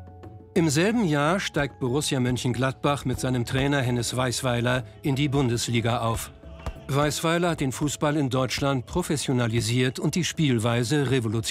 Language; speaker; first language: German; native; German